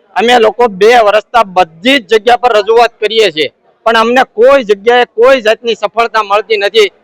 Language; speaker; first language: Gujarati; native; Gujarati